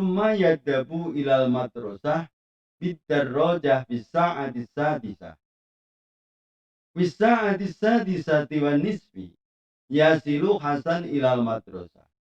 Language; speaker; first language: Arabic; non-native, fluent; Indonesian